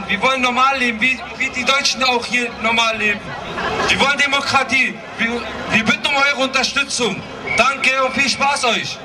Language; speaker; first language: German; non-native, fluent; Kurdish